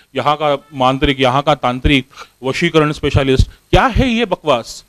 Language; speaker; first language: Hindi; non-native, local second language; Marathi